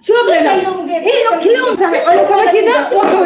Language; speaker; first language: Arabic; non-native, learner; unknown